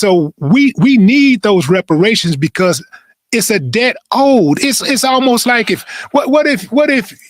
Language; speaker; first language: English; native; English